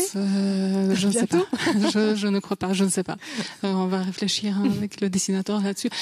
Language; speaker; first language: French; non-native, fluent; Polish